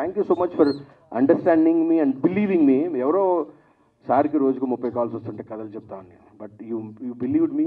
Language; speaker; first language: Telugu; native; Telugu